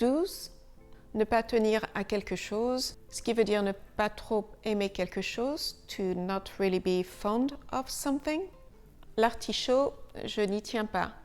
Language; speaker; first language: French; native; French